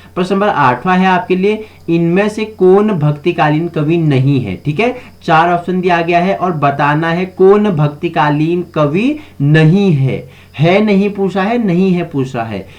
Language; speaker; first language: Hindi; native; Hindi